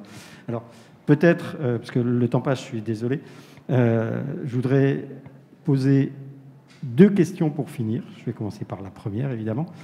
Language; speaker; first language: French; native; French